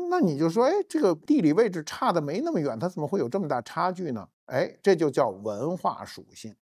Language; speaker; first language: Chinese; native; Chinese